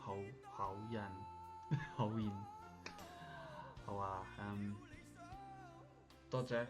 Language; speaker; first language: Cantonese; non-native, learner; English